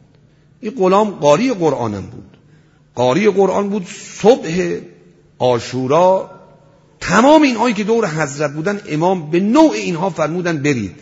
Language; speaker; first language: Persian; native; Persian